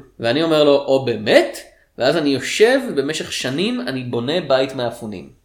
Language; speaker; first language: Hebrew; native; Hebrew